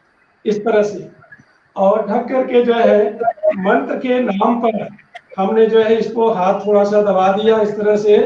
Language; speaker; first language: Hindi; native; Hindi